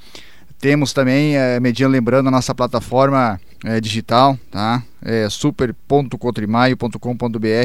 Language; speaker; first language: Portuguese; native; Portuguese